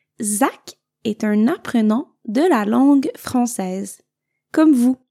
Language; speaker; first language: French; native; French